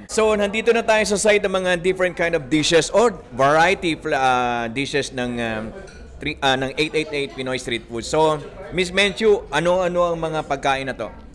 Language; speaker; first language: Filipino; non-native, local second language; Waray